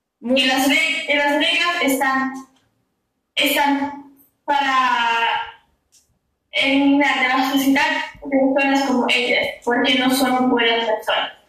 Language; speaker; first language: Spanish; non-native, learner; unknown